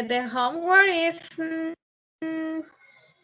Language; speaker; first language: English; non-native, fluent; Spanish